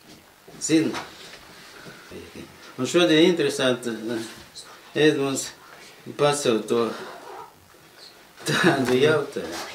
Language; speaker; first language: Latvian; non-native, local second language; Russian